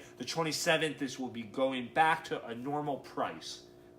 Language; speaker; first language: English; native; English